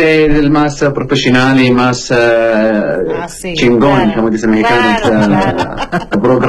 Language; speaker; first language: Spanish; non-native, learner; Arabic